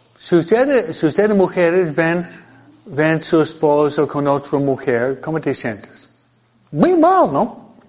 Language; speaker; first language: Spanish; non-native, fluent; English